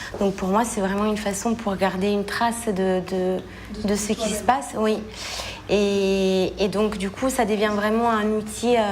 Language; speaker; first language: French; non-native, fluent; Italian